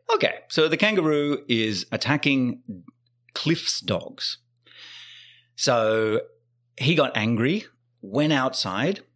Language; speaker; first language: English; native; English